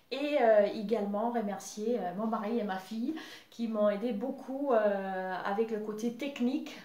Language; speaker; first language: French; non-native, fluent; English